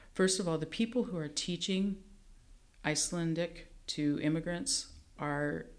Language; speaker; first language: English; native; English